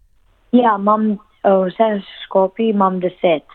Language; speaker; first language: Slovenian; early bilingual, heritage; Slovenian